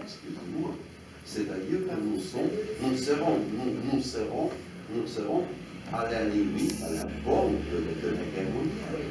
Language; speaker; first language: French; non-native, fluent; Russian